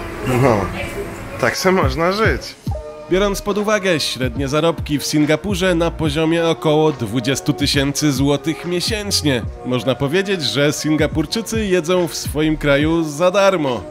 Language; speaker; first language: Polish; native; Polish